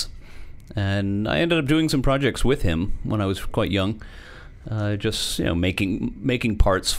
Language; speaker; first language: English; native; English